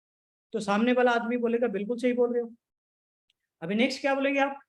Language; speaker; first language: Hindi; native; Hindi